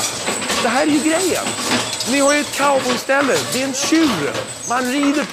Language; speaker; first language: Swedish; native; Swedish